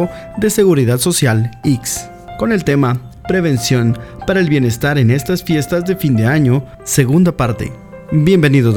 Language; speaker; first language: Spanish; native; Spanish